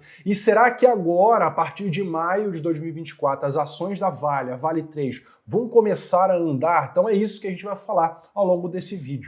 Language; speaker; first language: Portuguese; native; Portuguese